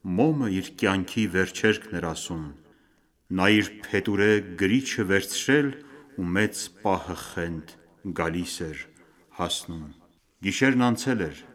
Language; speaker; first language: Armenian; early bilingual, heritage; Armenian